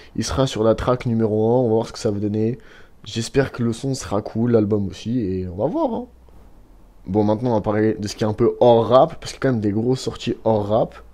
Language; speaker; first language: French; native; French